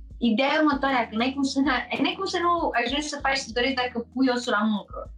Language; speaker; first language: Romanian; early bilingual, heritage; Romanian